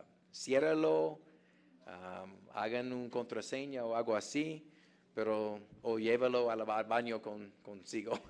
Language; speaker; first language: Spanish; non-native, fluent; English